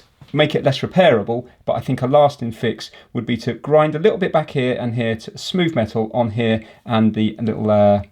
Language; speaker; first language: English; native; English